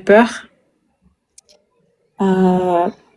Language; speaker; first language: French; non-native, learner; Spanish